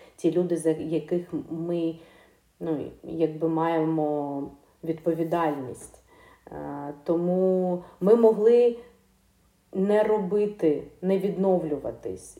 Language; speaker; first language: Ukrainian; non-native, local second language; Russian